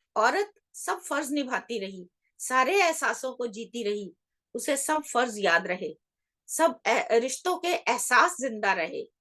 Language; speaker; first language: Hindi; native; Hindi